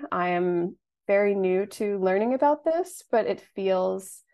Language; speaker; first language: English; native; English